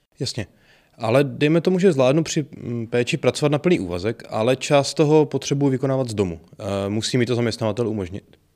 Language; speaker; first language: Czech; native; Czech